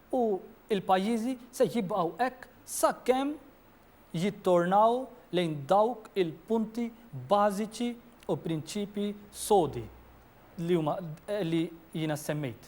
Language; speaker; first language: Maltese; non-native, fluent; Urdu